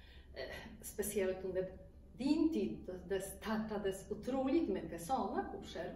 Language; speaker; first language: Swedish; non-native, fluent; Polish